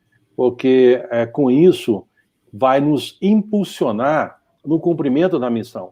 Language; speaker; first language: Portuguese; native; Portuguese